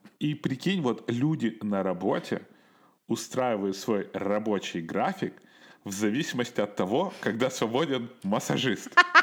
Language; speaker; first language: Ukrainian; non-native, local second language; Russian